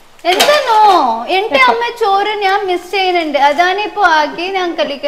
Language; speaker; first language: Malayalam; non-native, learner; Tamil